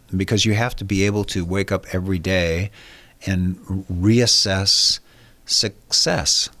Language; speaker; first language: English; native; English